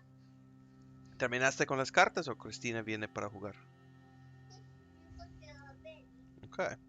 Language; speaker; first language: Spanish; non-native, learner; English